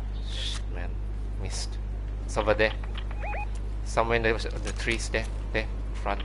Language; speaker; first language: English; non-native, local second language; Malay